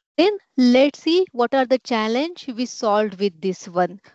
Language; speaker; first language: English; non-native, local second language; Marathi